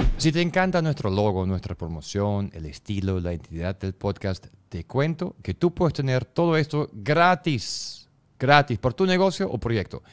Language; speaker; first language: Spanish; non-native, fluent; German